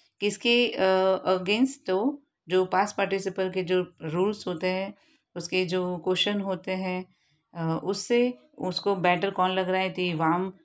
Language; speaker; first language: Hindi; non-native, local second language; Gujarati